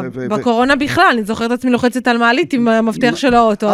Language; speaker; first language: Hebrew; native; Hebrew